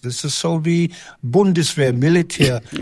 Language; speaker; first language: German; non-native, learner; English